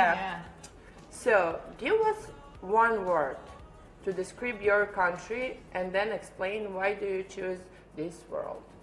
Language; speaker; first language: English; non-native, learner; Serbian